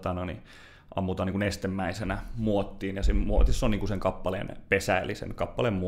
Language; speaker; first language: Finnish; native; Finnish